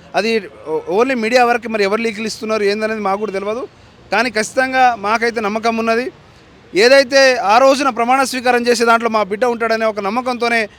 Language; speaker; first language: Telugu; non-native, local second language; Lambadi